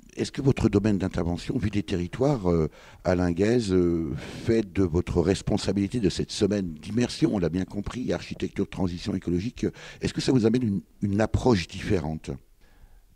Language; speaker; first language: French; native; French